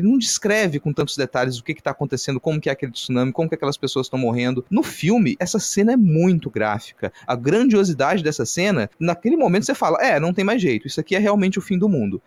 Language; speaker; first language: Portuguese; native; Portuguese